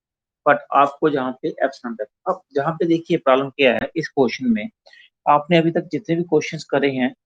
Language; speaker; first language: Hindi; non-native, local second language; Punjabi